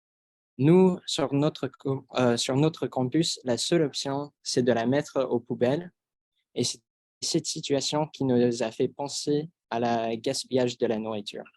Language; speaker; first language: French; non-native, fluent; English